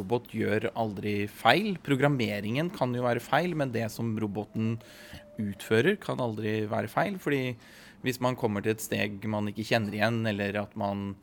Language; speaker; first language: Norwegian; native; Norwegian